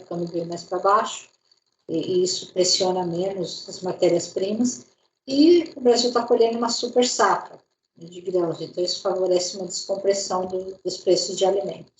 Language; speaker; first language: Portuguese; native; Portuguese